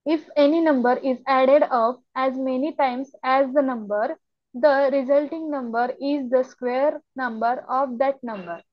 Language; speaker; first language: English; non-native, local second language; Marathi